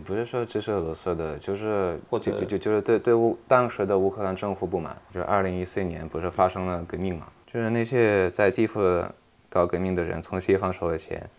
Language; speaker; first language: Chinese; non-native, fluent; Russian